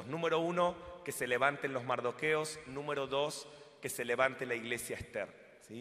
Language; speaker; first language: Spanish; native; Spanish